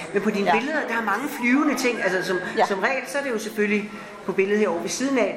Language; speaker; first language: Danish; native; Danish